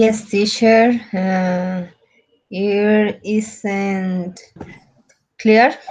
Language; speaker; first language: English; non-native, learner; Spanish